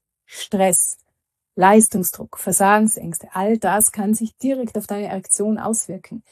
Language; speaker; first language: German; native; German